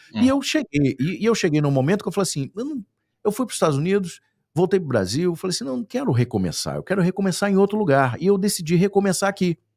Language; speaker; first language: Portuguese; native; Portuguese